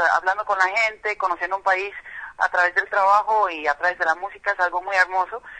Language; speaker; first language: Spanish; non-native, fluent; Dutch